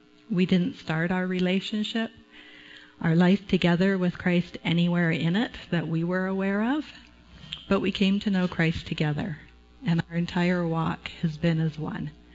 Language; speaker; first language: English; native; English